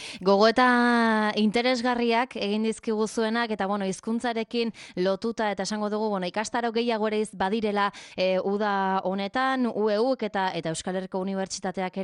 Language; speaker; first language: Basque; native; Basque